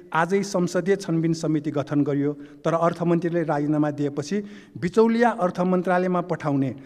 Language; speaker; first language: Nepali; non-native, local second language; Newari